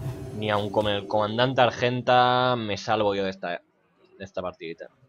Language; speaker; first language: Spanish; native; Spanish